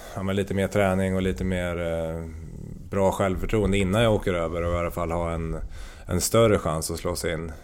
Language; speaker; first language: Swedish; native; Swedish